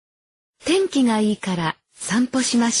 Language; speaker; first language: Japanese; native; Japanese